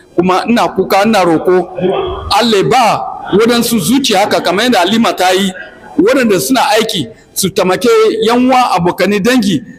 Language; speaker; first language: Hausa; native; Hausa